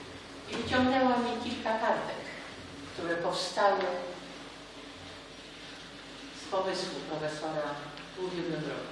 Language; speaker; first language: Polish; native; Polish